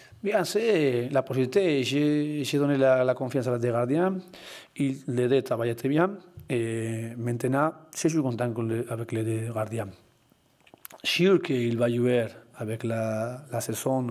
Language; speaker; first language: French; non-native, learner; Spanish